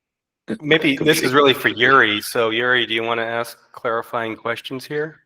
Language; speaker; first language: English; native; English